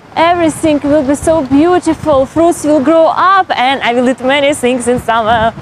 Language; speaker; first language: English; non-native, learner; Ukrainian